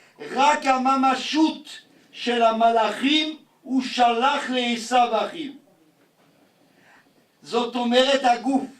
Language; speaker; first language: Hebrew; non-native, fluent; Yiddish